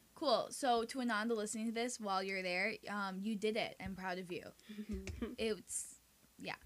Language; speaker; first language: English; early bilingual, other home language; Spanish